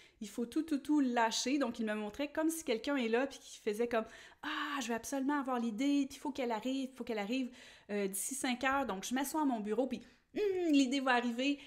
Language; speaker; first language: French; native; French